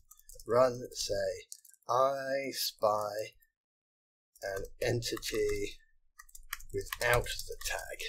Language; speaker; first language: English; native; English